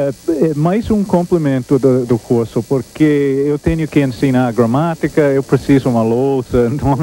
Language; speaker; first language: Portuguese; non-native, fluent; English